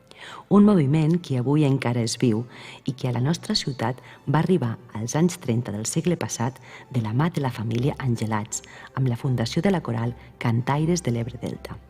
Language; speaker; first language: Catalan; native; Catalan